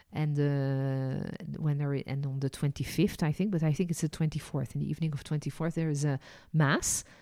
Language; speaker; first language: English; non-native, fluent; Dutch